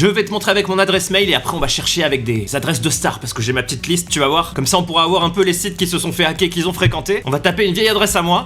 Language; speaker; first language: French; native; French